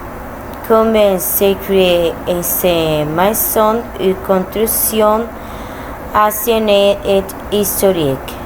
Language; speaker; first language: French; non-native, learner; Spanish